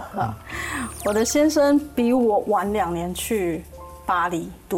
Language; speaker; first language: Chinese; native; Chinese